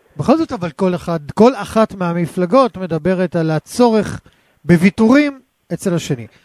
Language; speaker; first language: Hebrew; native; Hebrew